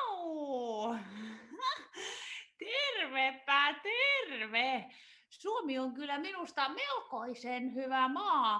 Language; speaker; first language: Finnish; native; Finnish